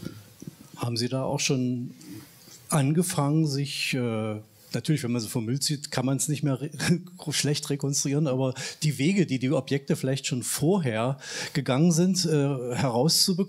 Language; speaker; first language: German; native; German